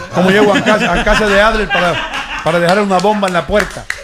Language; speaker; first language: Spanish; early bilingual, heritage; Spanish